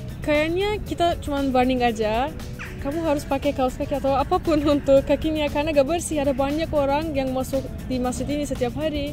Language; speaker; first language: Indonesian; non-native, fluent; Turkish